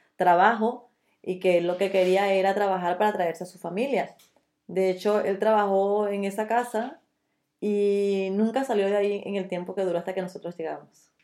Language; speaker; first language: Spanish; native; Spanish